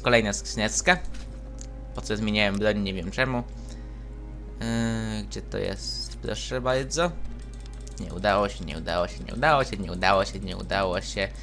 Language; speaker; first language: Polish; native; Polish